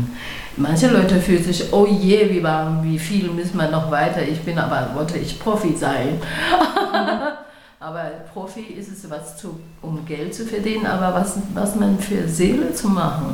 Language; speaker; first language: German; non-native, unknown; Chinese